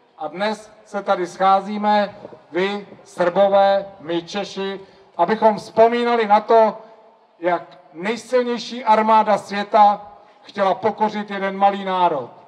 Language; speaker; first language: Czech; native; Czech